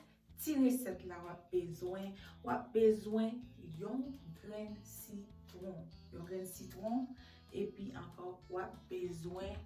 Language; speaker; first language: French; non-native, learner; Haitian Creole